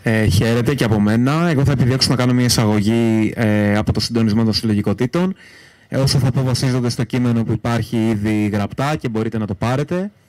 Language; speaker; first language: Greek; native; Greek